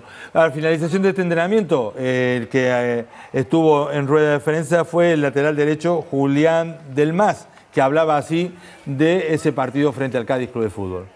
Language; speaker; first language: Spanish; native; Spanish